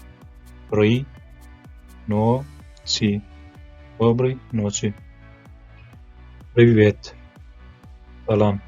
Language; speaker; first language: Russian; non-native, fluent; Turkmen